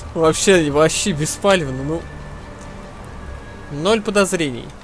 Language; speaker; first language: Russian; native; Russian